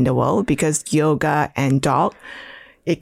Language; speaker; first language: English; non-native, local second language; Chinese